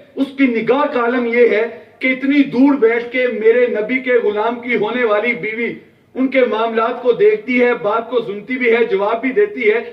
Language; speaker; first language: Urdu; non-native, local second language; Punjabi